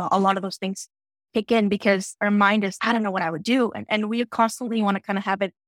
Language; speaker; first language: English; non-native, local second language; Gujarati